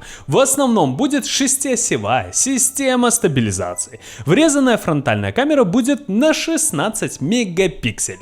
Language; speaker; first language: Russian; native; Russian